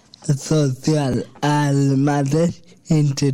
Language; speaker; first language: Catalan; non-native, local second language; Spanish